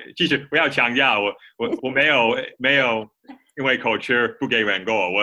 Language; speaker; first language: Chinese; non-native, fluent; English